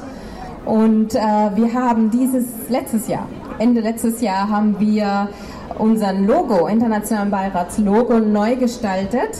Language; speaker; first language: German; non-native, fluent; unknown